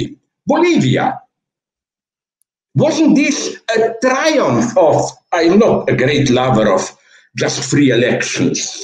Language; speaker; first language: English; non-native, fluent; Slovenian